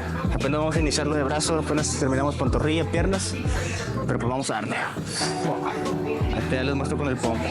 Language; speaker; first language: Spanish; native; Spanish